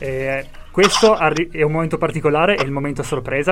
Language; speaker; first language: Italian; native; Italian